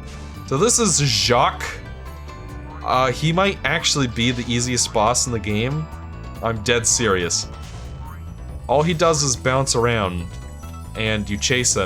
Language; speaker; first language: English; native; English